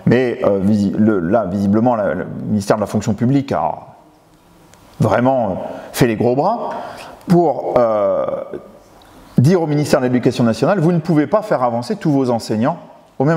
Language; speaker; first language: French; native; French